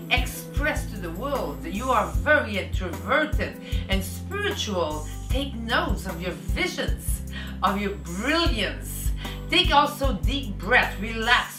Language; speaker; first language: English; native; English